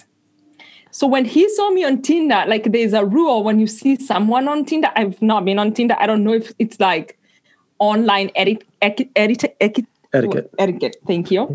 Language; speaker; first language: English; non-native, local second language; Kikuyu